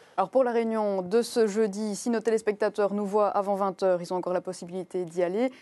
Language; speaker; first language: French; native; French